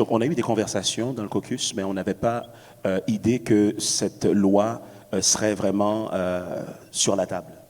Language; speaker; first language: French; native; French